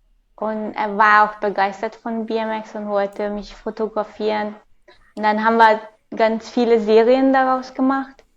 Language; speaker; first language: German; non-native, fluent; Hungarian